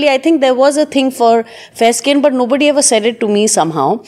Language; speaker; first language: English; non-native, local second language; Hindi